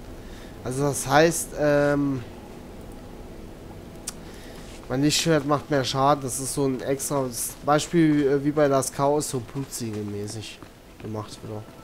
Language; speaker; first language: German; native; German